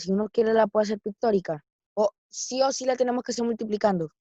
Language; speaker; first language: Spanish; native; Spanish